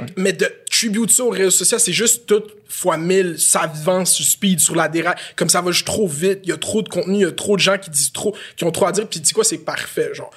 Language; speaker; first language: French; native; French